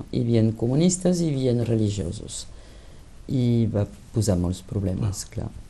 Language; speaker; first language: Catalan; early bilingual, heritage; Catalan